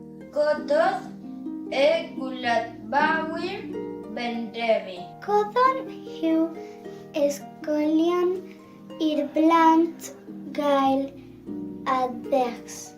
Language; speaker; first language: Welsh; non-native, learner; Spanish